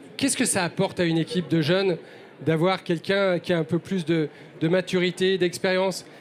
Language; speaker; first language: French; native; French